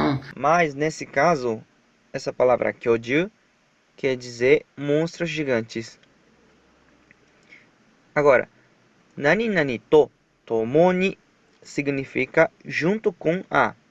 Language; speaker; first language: Portuguese; non-native, fluent; Japanese